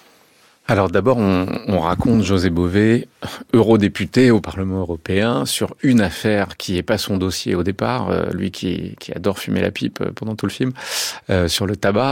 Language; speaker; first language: French; native; French